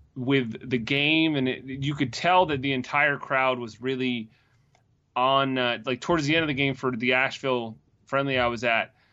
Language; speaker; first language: English; native; English